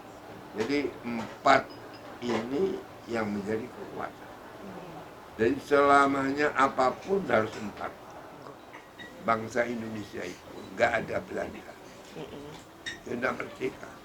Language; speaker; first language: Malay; non-native, local second language; Javanese